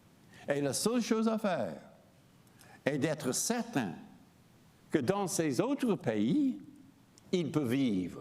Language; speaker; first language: French; non-native, fluent; English